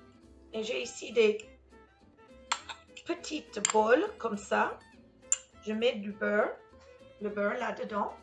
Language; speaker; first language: French; non-native, fluent; English